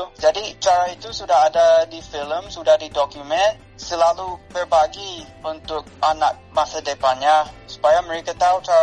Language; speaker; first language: Indonesian; non-native, fluent; English